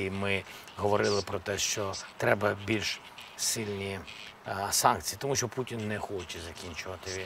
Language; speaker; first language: Ukrainian; non-native, local second language; Russian